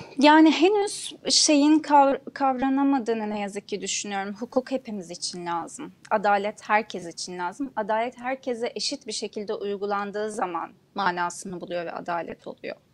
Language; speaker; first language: Turkish; non-native, local second language; Kurdish